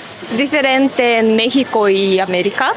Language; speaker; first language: Spanish; non-native, learner; Japanese